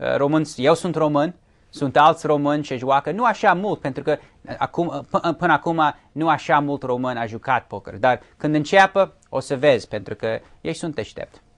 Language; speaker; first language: Romanian; early bilingual, heritage; Romanian